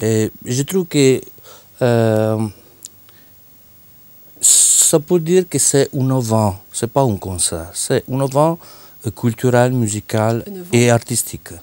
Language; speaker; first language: French; non-native, fluent; Italian